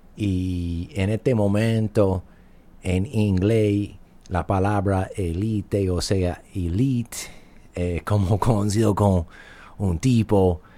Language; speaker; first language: Spanish; native; Spanish